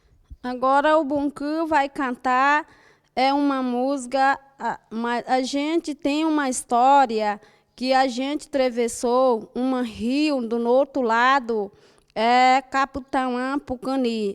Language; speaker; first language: Portuguese; non-native, local second language; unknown